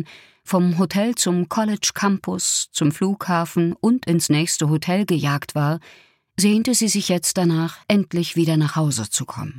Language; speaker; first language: German; native; German